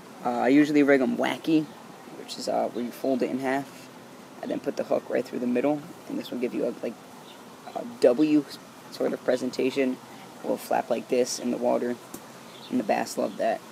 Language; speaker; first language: English; native; English